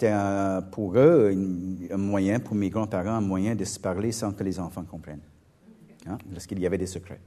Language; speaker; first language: French; non-native, fluent; English